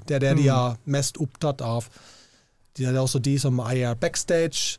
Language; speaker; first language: Norwegian; non-native, fluent; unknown